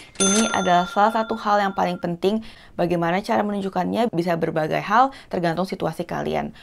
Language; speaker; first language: Indonesian; native; Indonesian